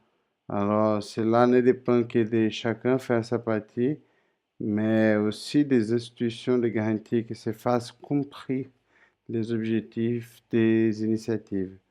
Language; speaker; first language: French; non-native, learner; Portuguese